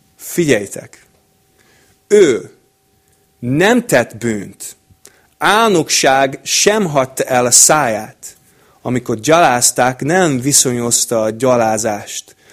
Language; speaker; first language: Hungarian; non-native, fluent; English